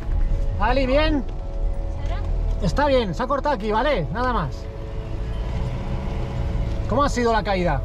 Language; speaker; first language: Spanish; native; Spanish